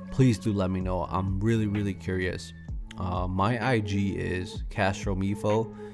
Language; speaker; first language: English; early bilingual, other home language; Spanish